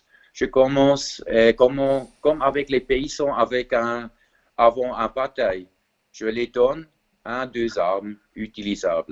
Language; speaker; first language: French; non-native, fluent; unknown